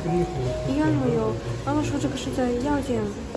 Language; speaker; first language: Chinese; non-native, learner; Russian